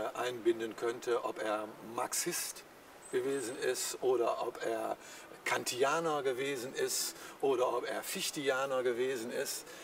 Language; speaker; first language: German; native; German